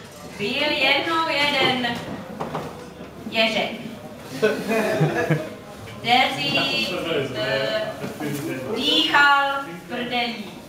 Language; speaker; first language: Czech; non-native, learner; Finnish